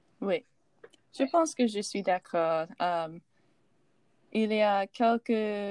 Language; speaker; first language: French; non-native, learner; English